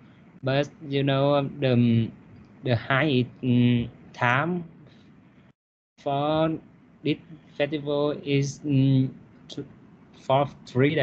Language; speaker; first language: English; non-native, learner; Vietnamese